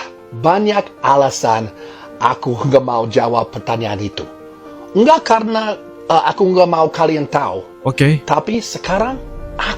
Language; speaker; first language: Indonesian; non-native, fluent; English